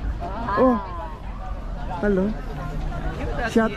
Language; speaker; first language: English; non-native, local second language; Filipino